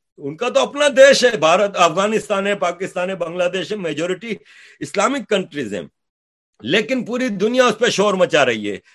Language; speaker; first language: Urdu; native; Urdu